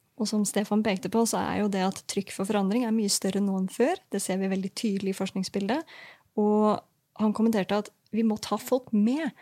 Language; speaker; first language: Norwegian; native; Norwegian